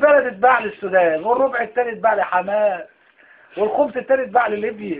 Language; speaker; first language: Arabic; native; Arabic